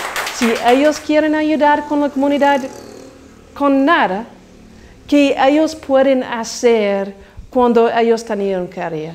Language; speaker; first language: Spanish; non-native, learner; English